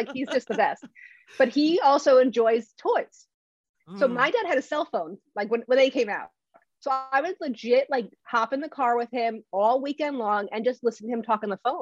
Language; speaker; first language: English; native; English